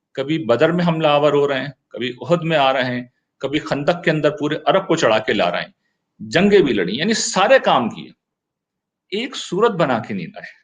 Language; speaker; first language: Urdu; native; Urdu